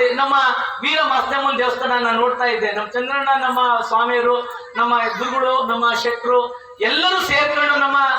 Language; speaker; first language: Kannada; native; Kannada